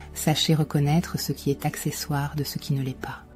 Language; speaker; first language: French; native; French